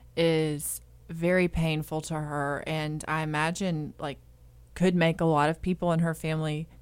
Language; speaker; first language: English; native; English